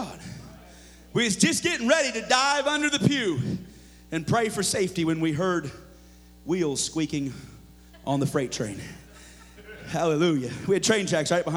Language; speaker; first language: English; native; English